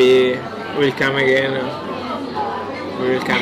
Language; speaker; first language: English; non-native, learner; Italian